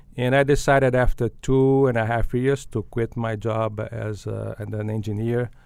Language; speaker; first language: English; non-native, fluent; Portuguese